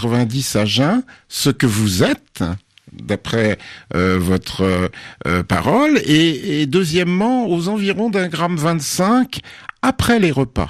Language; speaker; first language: French; native; French